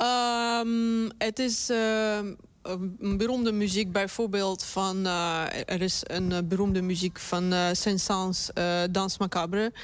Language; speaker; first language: Dutch; non-native, fluent; Russian